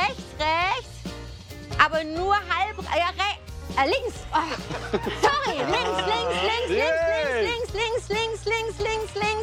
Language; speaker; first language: German; native; German